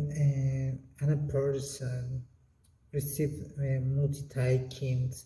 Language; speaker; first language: English; non-native, learner; Spanish